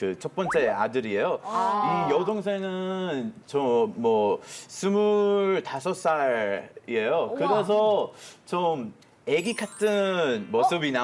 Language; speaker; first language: Korean; non-native, learner; Hebrew